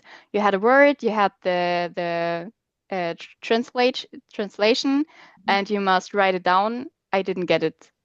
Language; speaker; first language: English; non-native, learner; German